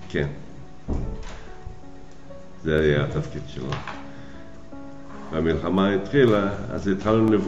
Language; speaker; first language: Hebrew; non-native, fluent; Yiddish